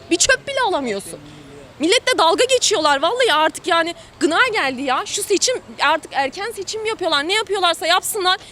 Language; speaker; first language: Turkish; native; Turkish